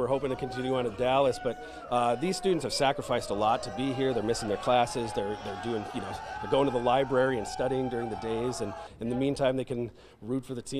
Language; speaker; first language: English; native; English